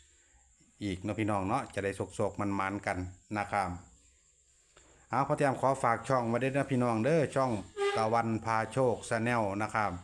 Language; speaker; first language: Thai; non-native, local second language; Northeastern Thai